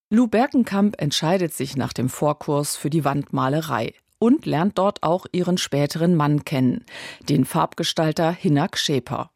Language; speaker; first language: German; native; German